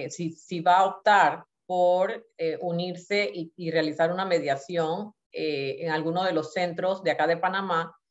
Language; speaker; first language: Spanish; native; Spanish